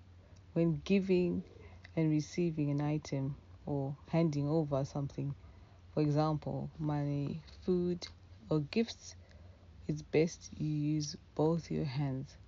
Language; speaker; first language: English; non-native, local second language; Shona